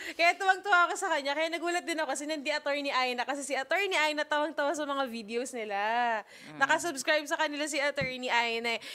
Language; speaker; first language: Filipino; native; Filipino